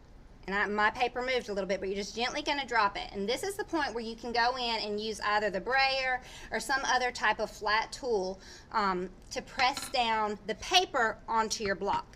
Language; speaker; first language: English; native; English